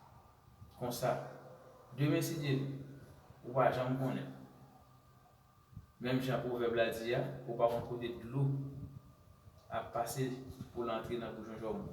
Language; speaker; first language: French; non-native, learner; Haitian Creole